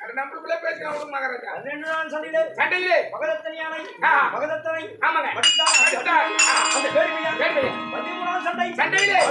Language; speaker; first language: Tamil; native; Tamil